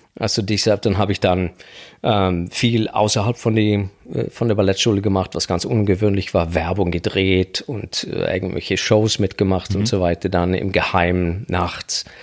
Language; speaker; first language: German; non-native, fluent; Swedish